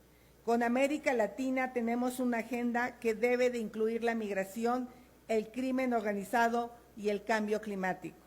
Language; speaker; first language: Spanish; native; Spanish